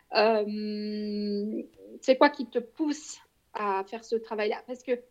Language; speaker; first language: French; native; French